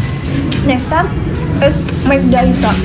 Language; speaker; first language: English; non-native, learner; Indonesian